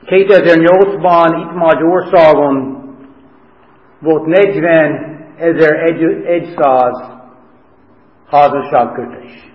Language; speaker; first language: Hungarian; non-native, fluent; English